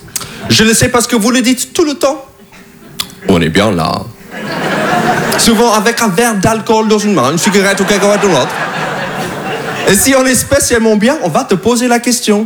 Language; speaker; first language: French; non-native, fluent; English